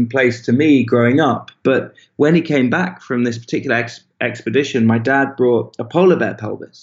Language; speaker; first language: English; native; English